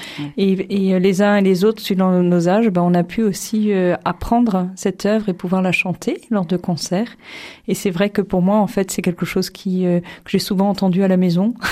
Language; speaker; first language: French; native; French